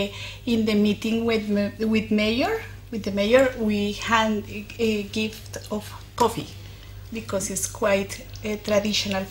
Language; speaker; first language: English; non-native, fluent; Spanish